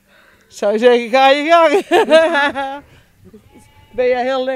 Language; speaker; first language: Dutch; native; Dutch